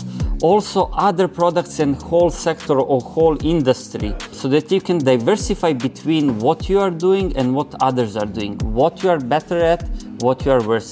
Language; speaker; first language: English; non-native, fluent; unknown